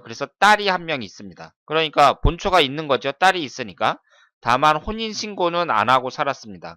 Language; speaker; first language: Korean; native; Korean